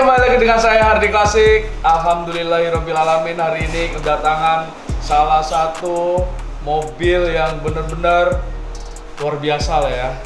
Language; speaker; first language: Indonesian; non-native, local second language; Javanese